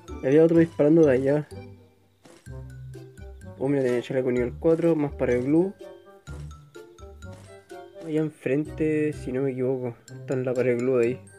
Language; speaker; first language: Spanish; native; Spanish